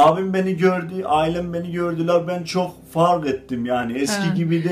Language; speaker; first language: Turkish; non-native, fluent; Azerbaijani